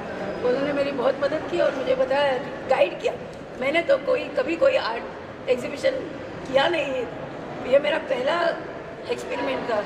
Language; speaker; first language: Hindi; native; Hindi